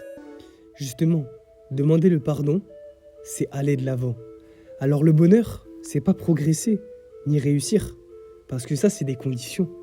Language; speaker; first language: French; native; French